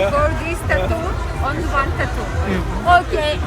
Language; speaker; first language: English; non-native, learner; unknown